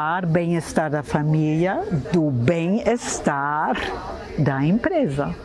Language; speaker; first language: Portuguese; non-native, fluent; German